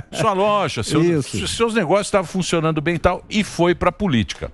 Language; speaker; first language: Portuguese; native; Portuguese